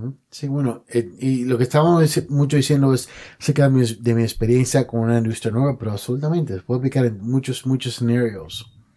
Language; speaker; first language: Spanish; native; Spanish